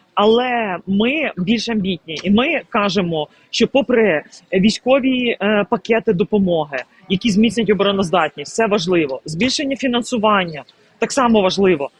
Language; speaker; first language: Ukrainian; native; Ukrainian